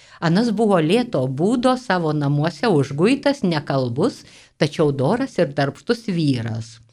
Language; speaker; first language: Lithuanian; native; Lithuanian